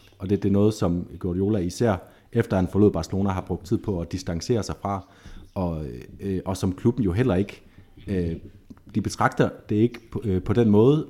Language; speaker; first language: Danish; native; Danish